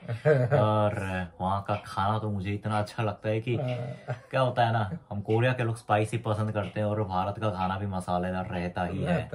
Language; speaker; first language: Hindi; non-native, fluent; Korean